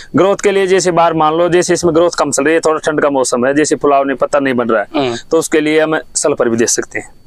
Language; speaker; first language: Hindi; native; Hindi